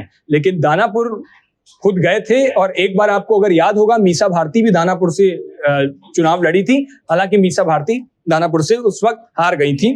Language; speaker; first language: Hindi; native; Hindi